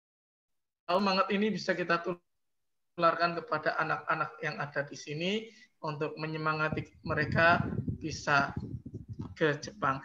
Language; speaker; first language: Indonesian; native; Indonesian